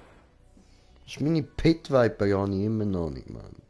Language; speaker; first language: German; native; German